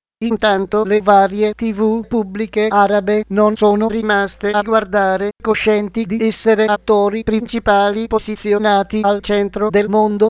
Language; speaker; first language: Italian; non-native, fluent; Arabic